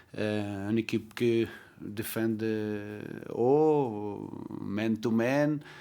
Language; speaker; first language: French; non-native, learner; Portuguese